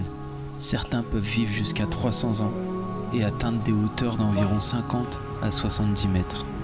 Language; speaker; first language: French; native; French